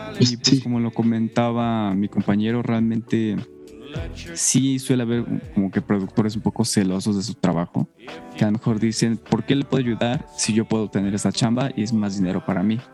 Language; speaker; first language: Spanish; native; Spanish